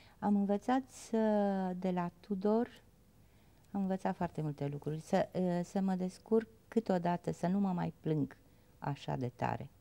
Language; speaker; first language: Romanian; native; Romanian